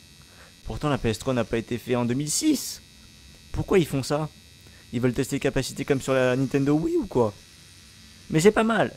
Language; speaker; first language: French; native; French